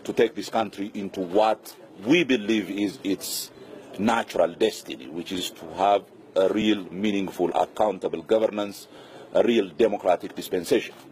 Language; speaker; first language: English; non-native, local second language; Amharic